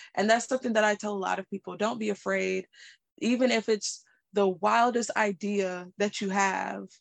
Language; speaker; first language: English; native; English